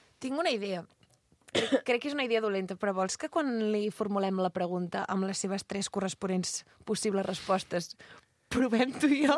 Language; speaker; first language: Catalan; native; Catalan